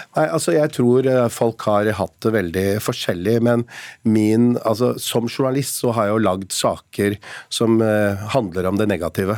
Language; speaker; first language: Norwegian; early bilingual, other home language; Punjabi